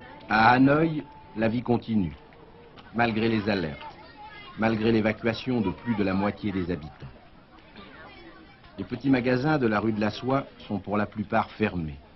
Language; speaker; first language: French; native; French